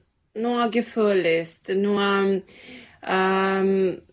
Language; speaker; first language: German; non-native, learner; Serbian